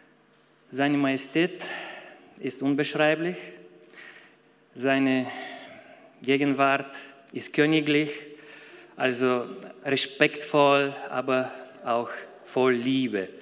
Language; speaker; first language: German; non-native, fluent; Bulgarian